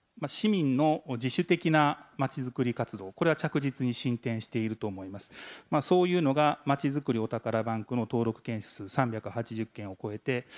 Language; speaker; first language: Japanese; native; Japanese